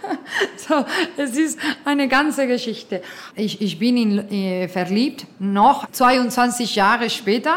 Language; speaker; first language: German; non-native, fluent; Spanish